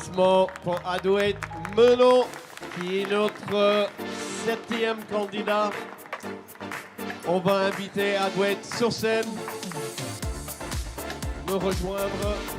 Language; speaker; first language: French; native; French